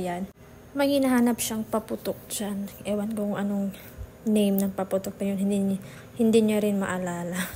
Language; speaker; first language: Filipino; native; Filipino